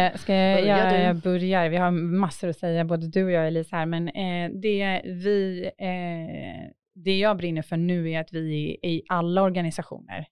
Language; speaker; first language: Swedish; native; Swedish